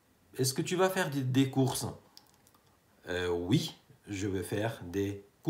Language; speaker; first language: French; non-native, fluent; Arabic